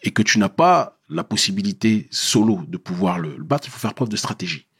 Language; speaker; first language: French; native; French